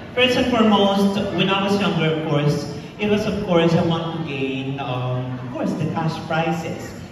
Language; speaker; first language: English; non-native, local second language; Filipino